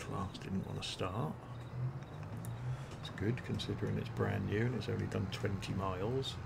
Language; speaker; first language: English; native; English